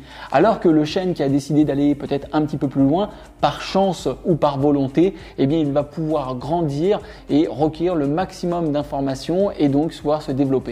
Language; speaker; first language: French; native; French